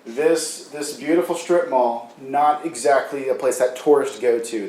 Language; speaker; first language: English; native; English